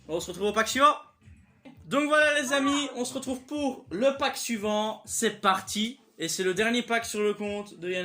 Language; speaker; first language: French; native; French